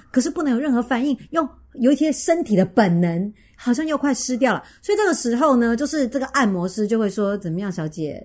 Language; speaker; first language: Chinese; native; Chinese